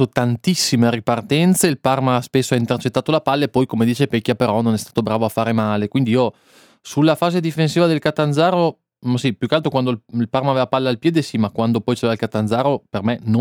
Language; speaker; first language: Italian; native; Italian